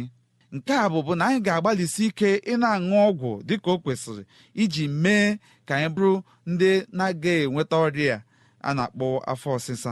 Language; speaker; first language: Igbo; native; Igbo